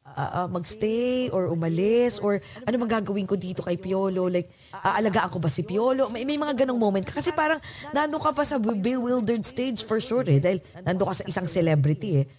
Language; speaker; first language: Filipino; native; Filipino